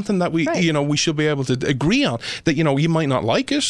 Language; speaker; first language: English; native; English